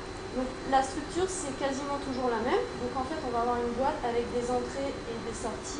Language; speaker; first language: French; native; French